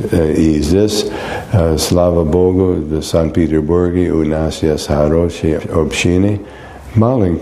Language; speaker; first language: Russian; non-native, learner; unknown